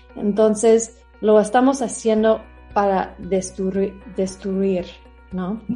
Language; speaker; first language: Spanish; non-native, fluent; English